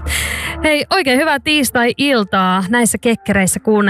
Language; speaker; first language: Finnish; native; Finnish